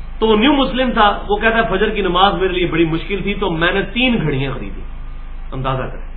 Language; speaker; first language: Urdu; non-native, local second language; Punjabi